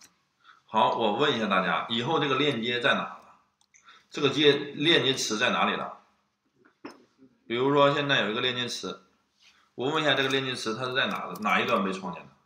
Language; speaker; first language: Chinese; native; Chinese